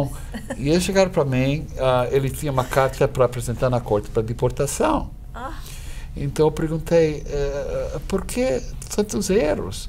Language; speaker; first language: Portuguese; non-native, fluent; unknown